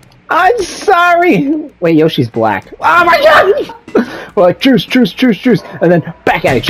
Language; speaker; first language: English; native; English